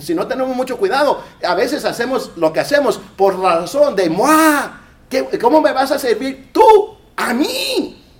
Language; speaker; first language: Spanish; early bilingual, heritage; Spanish